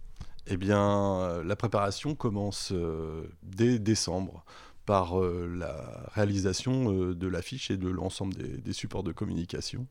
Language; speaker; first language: French; native; French